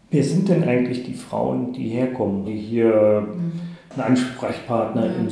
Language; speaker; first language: German; native; German